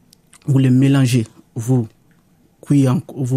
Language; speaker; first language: French; non-native, local second language; Lingala